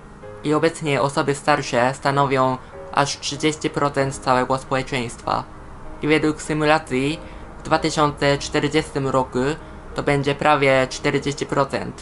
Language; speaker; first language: Polish; non-native, fluent; Japanese